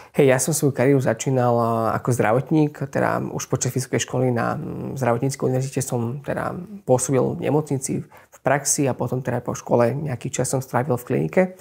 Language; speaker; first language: Slovak; non-native, local second language; Hungarian